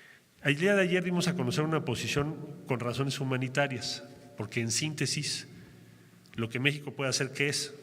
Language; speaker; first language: Spanish; native; Spanish